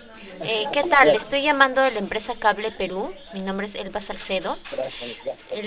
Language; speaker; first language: Spanish; native; Spanish